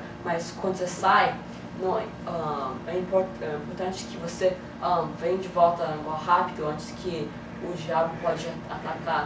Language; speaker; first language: Portuguese; early bilingual, heritage; English